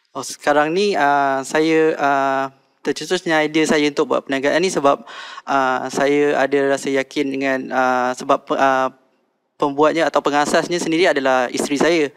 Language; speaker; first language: Malay; native; Malay